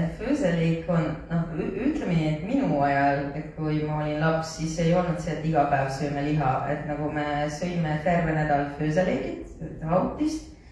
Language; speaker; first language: Estonian; non-native, fluent; Hungarian